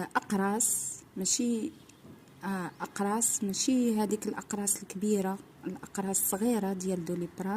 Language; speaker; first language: Arabic; native; Arabic